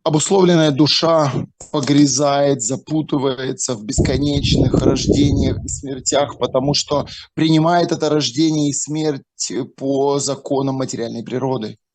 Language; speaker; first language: Russian; native; Russian